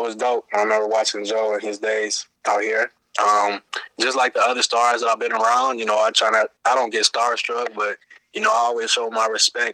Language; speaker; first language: English; native; English